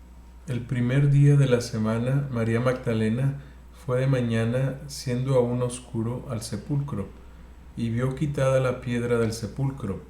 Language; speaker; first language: Spanish; native; Spanish